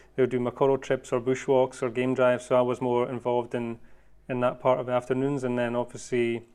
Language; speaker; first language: English; native; English